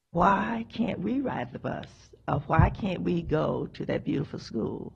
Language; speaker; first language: English; native; English